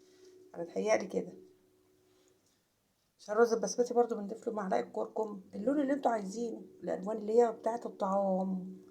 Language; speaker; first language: Arabic; native; Arabic